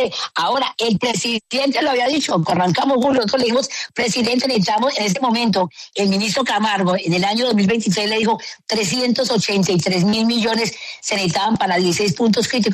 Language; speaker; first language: Spanish; native; Spanish